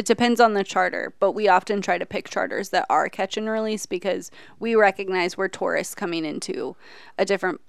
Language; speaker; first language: English; native; English